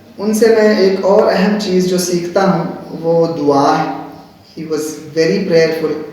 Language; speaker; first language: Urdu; non-native, local second language; Punjabi